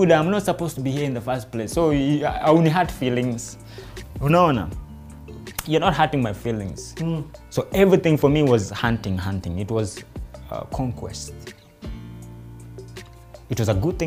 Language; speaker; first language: English; non-native, local second language; Swahili